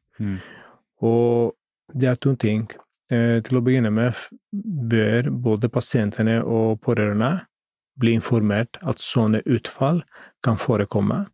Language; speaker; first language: Norwegian; non-native, fluent; Greek